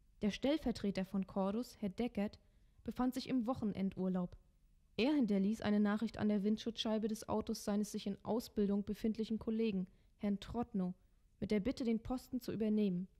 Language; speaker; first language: German; native; German